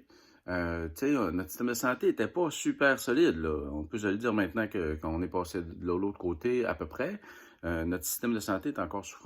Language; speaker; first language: French; native; French